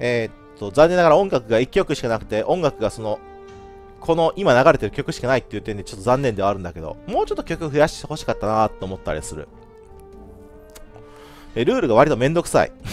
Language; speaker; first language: Japanese; native; Japanese